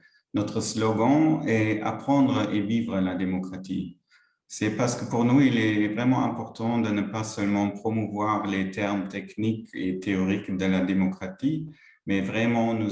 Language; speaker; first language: French; non-native, local second language; Luxembourgish